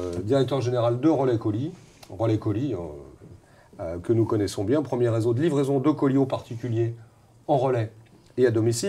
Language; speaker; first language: French; native; French